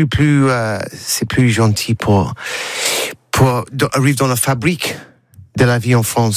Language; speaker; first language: French; non-native, learner; English